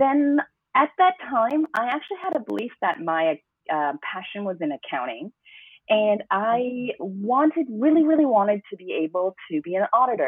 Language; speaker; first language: English; non-native, local second language; Cantonese